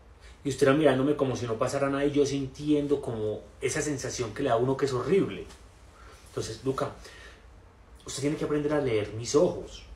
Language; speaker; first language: Spanish; native; Spanish